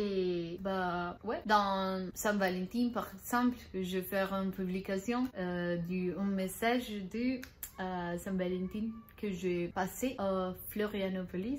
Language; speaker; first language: French; non-native, learner; Spanish